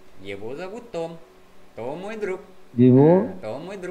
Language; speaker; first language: Russian; non-native, fluent; Vietnamese